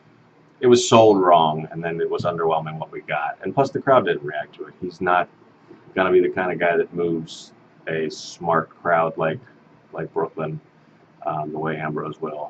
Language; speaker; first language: English; native; English